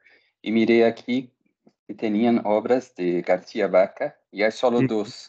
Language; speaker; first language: Spanish; non-native, fluent; Portuguese